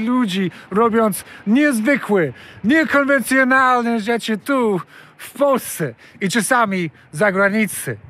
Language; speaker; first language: Polish; non-native, fluent; English